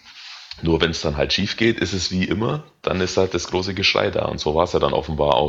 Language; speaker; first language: German; native; German